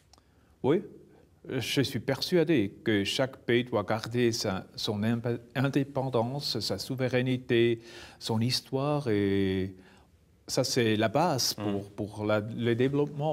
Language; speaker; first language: French; non-native, local second language; German